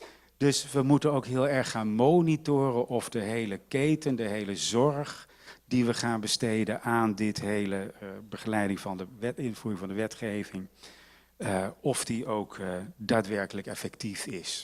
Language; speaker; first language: Dutch; native; Dutch